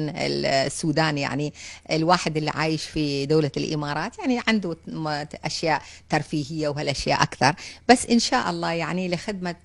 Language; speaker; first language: Arabic; native; Arabic